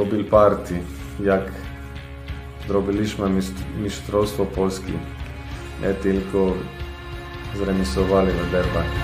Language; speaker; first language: Polish; non-native, learner; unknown